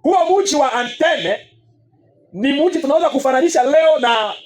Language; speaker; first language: Swahili; native; Swahili